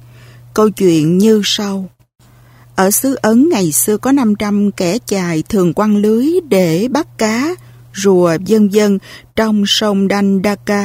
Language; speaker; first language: Vietnamese; native; Vietnamese